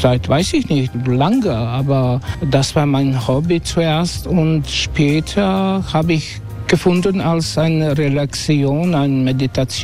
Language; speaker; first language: German; non-native, learner; Croatian